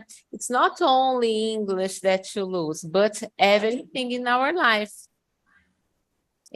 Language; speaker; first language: English; non-native, fluent; Portuguese